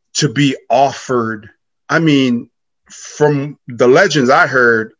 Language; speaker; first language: English; native; English